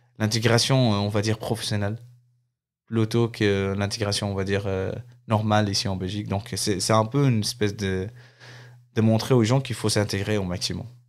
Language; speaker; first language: French; non-native, fluent; Arabic